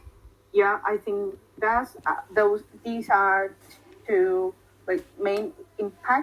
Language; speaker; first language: English; non-native, fluent; Vietnamese